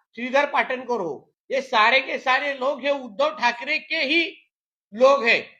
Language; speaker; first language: Hindi; non-native, local second language; Marathi